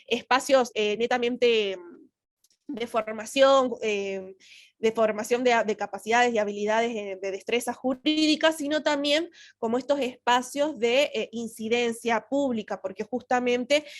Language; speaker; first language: Spanish; native; Spanish